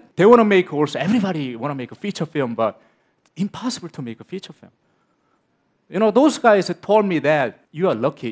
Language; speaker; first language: English; non-native, learner; Korean